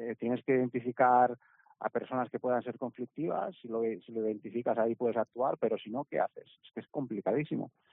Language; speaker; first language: Spanish; non-native, local second language; Catalan